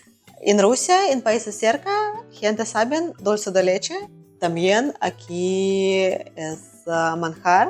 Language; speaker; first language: Spanish; non-native, learner; Russian